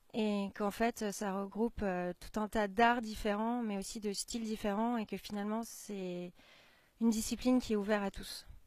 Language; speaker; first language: French; non-native, fluent; English